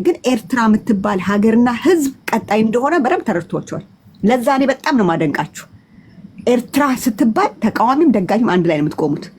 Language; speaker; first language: Amharic; non-native, local second language; Tigrinya